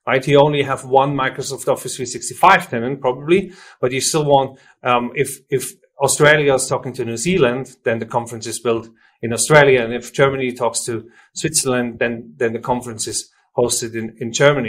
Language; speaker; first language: English; non-native, fluent; German